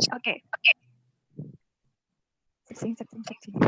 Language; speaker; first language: English; non-native, learner; Indonesian